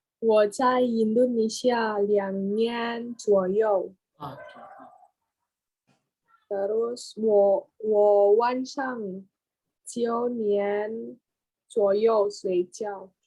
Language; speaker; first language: Chinese; non-native, learner; Indonesian